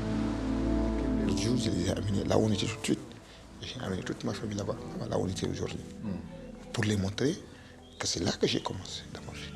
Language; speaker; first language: French; non-native, local second language; Fula